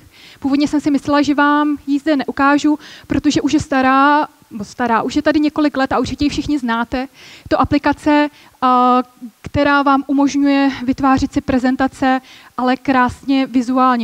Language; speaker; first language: Czech; native; Czech